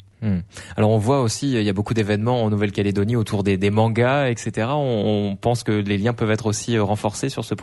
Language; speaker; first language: French; native; French